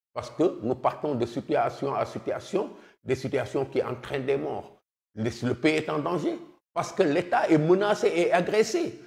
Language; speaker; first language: French; non-native, local second language; Wolof